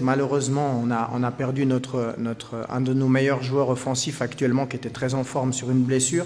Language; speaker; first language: French; native; French